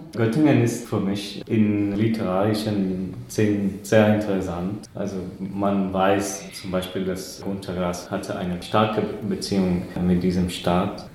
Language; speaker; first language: German; non-native, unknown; Spanish